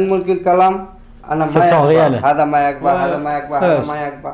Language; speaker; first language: Arabic; non-native, learner; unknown